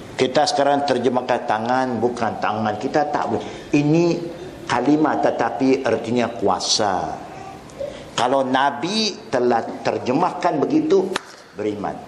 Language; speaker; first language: Malay; non-native, local second language; Chinese